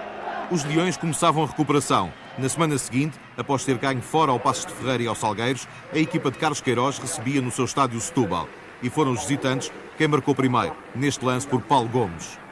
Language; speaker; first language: Portuguese; native; Portuguese